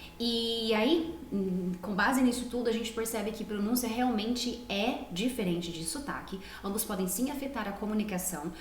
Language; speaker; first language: Portuguese; native; Portuguese